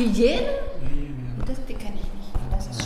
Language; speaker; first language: German; native; German